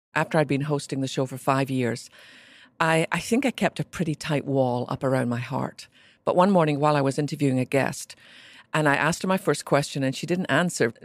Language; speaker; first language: English; native; English